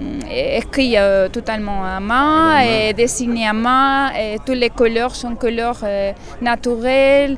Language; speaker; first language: French; non-native, learner; Spanish